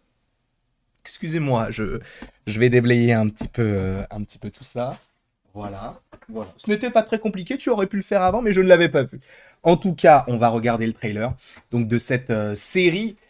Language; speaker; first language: French; native; French